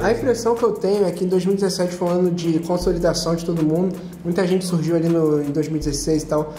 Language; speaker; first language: Portuguese; native; Portuguese